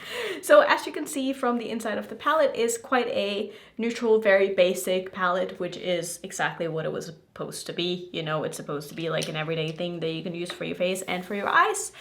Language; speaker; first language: English; native; English